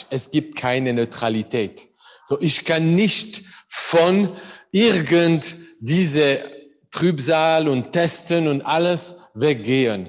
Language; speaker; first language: German; non-native, learner; English